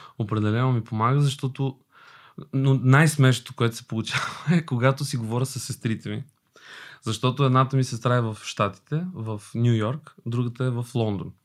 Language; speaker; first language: Bulgarian; early bilingual, other home language; Albanian